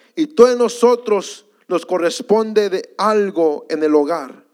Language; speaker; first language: Spanish; early bilingual, heritage; Spanish